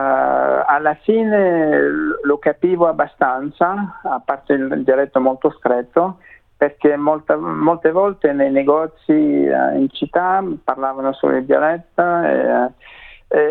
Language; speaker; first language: Italian; non-native, fluent; French